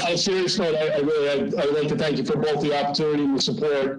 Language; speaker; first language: English; native; English